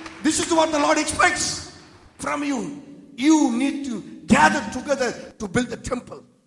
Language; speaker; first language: English; non-native, local second language; Tamil